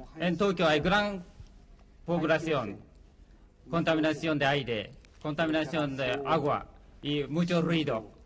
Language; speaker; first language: Spanish; non-native, learner; Japanese